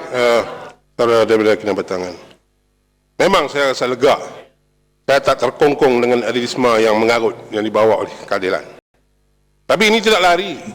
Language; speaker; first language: Malay; native; Malay